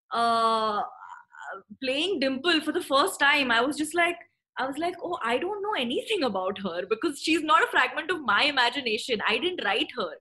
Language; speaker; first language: English; non-native, local second language; Marathi